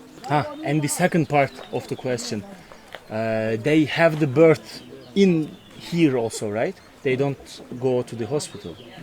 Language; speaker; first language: English; non-native, fluent; Turkish